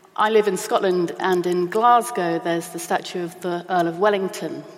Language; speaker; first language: English; native; English